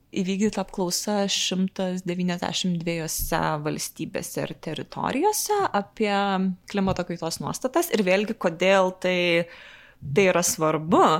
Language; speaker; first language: Lithuanian; native; Lithuanian